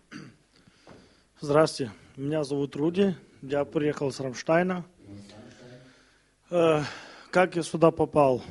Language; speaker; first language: Russian; early bilingual, other home language; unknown